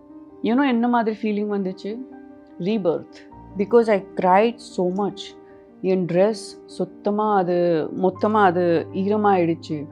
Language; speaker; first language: Tamil; non-native, fluent; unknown